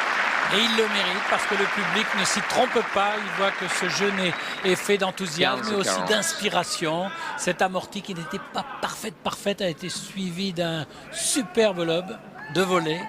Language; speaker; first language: French; native; French